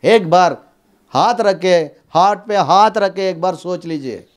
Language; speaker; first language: Hindi; non-native, local second language; Telugu